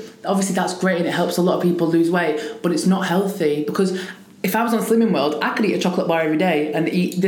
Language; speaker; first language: English; native; English